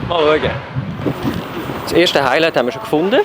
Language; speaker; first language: German; native; German